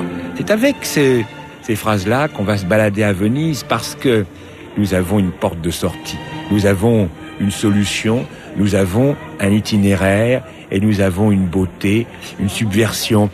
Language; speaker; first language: French; native; French